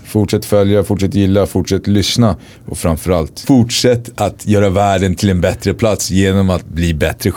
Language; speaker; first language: Swedish; native; Swedish